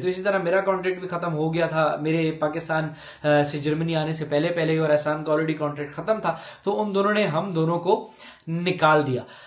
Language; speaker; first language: Hindi; non-native, local second language; Punjabi